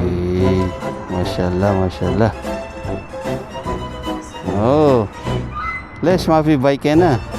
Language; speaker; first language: Arabic; non-native, learner; Filipino